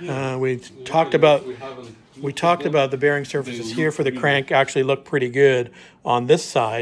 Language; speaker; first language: English; native; English